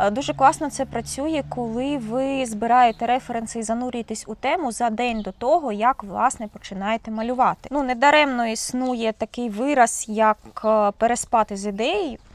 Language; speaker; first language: Ukrainian; native; Ukrainian